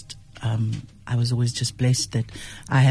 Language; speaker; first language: English; native; English